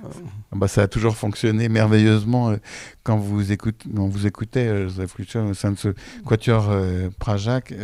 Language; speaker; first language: French; native; French